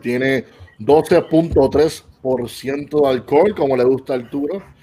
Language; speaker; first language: Spanish; native; Spanish